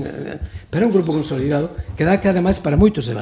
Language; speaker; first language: Galician; native; Galician